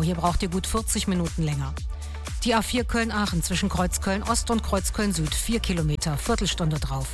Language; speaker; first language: German; native; German